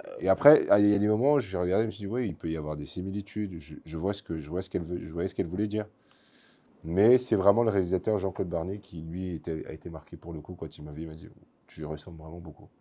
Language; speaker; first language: French; native; French